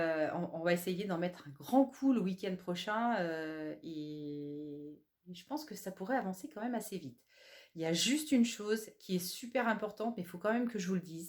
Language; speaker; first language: French; native; French